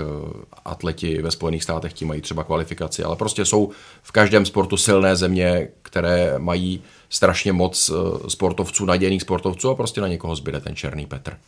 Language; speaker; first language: Czech; native; Czech